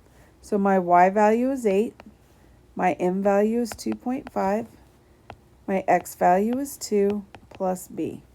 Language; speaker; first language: English; native; English